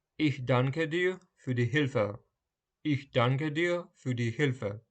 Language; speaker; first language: German; non-native, fluent; Ukrainian